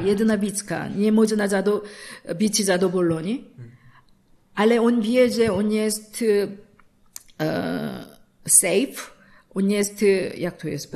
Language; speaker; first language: Polish; non-native, learner; Korean